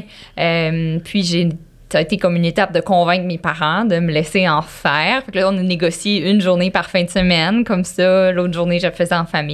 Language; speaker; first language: French; native; French